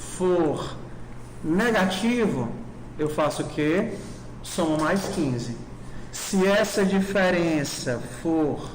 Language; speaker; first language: Portuguese; native; Portuguese